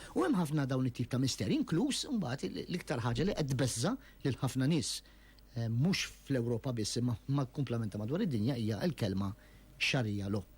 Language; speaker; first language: Maltese; native; Maltese